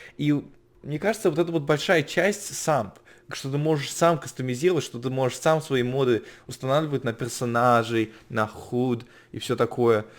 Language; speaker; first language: Russian; native; Russian